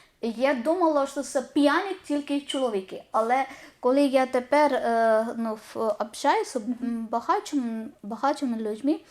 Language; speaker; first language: Ukrainian; non-native, learner; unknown